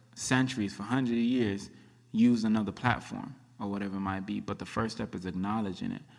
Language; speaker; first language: English; early bilingual, other home language; Akan